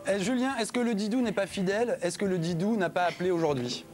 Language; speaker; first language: French; native; French